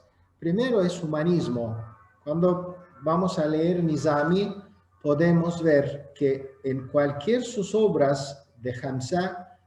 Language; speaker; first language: Spanish; non-native, fluent; Azerbaijani